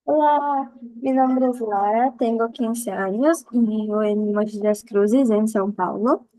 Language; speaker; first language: Spanish; non-native, fluent; Portuguese